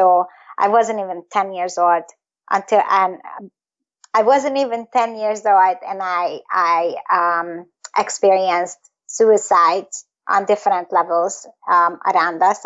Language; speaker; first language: English; non-native, fluent; Hungarian